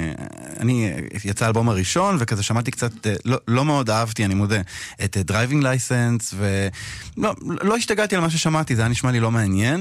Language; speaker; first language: Hebrew; native; Hebrew